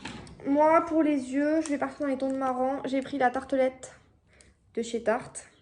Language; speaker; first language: French; native; French